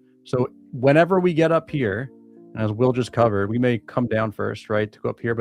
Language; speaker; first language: English; native; English